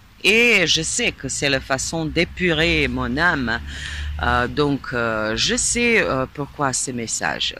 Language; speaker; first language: French; non-native, fluent; Serbian